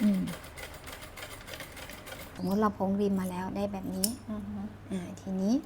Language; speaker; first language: Thai; native; Thai